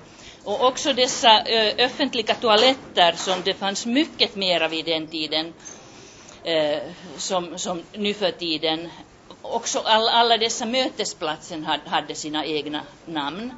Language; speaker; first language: Swedish; non-native, local second language; Finnish